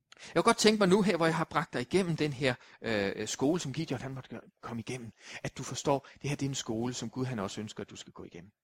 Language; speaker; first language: Danish; native; Danish